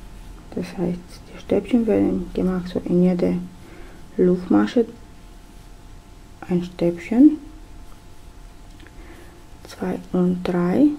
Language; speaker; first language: German; non-native, fluent; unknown